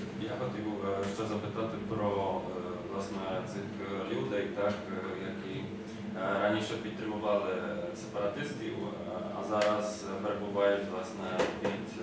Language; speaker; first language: Ukrainian; non-native, fluent; Polish